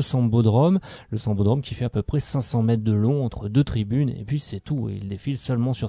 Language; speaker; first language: French; native; French